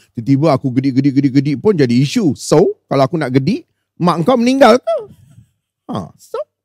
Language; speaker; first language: Malay; native; Malay